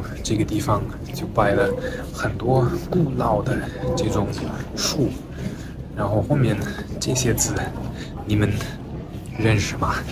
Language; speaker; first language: Chinese; non-native, fluent; German